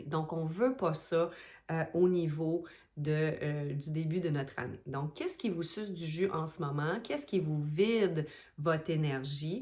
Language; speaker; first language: French; native; French